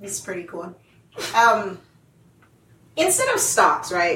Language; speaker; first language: English; non-native, local second language; Yoruba